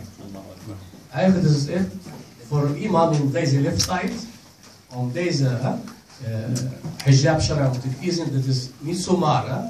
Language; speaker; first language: Dutch; non-native, fluent; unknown